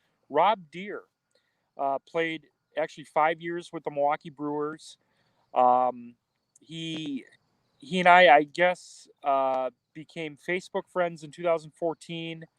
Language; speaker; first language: English; native; English